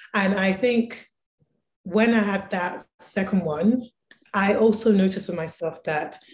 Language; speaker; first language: English; native; English